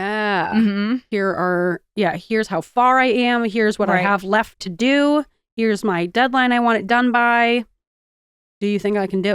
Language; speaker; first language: English; native; English